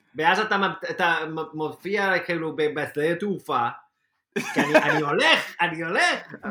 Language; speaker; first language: Hebrew; non-native, fluent; Spanish